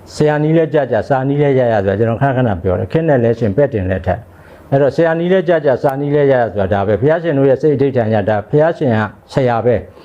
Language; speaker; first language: Burmese; native; Burmese